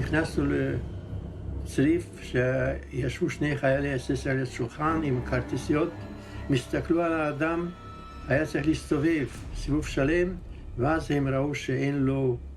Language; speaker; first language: Hebrew; non-native, fluent; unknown